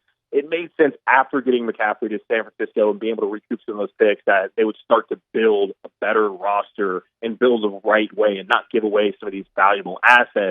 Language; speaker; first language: English; native; English